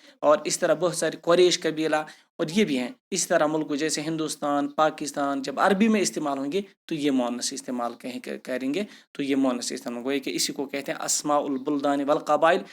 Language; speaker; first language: Urdu; non-native, local second language; Kashmiri